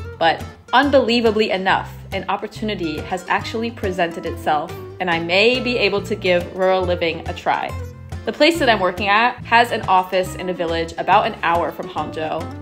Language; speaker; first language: English; native; English